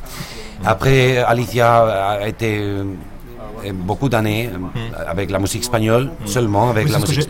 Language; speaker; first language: French; non-native, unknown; Spanish